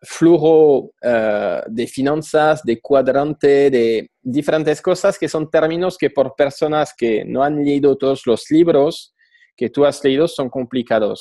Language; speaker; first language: Spanish; non-native, fluent; French